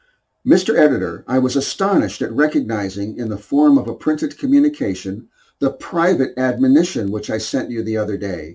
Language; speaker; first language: English; native; English